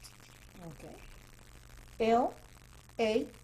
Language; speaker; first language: English; non-native, learner; Spanish